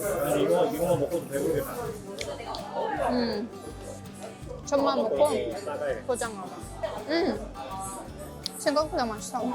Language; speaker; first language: Korean; non-native, fluent; Russian